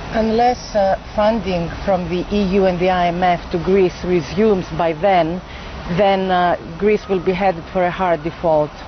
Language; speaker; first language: English; non-native, fluent; Greek